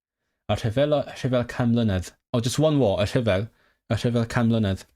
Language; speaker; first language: Welsh; non-native, learner; Cantonese